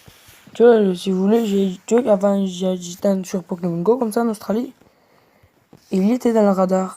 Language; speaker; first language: French; native; French